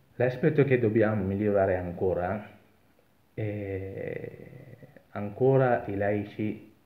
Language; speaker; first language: Italian; non-native, fluent; Sinhala